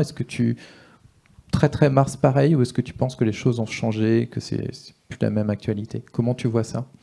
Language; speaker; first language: French; native; French